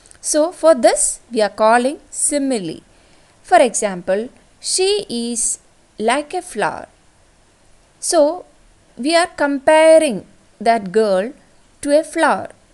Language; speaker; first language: English; non-native, local second language; Malayalam